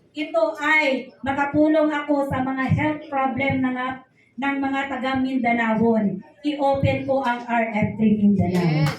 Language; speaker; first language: Filipino; non-native, local second language; Hiligaynon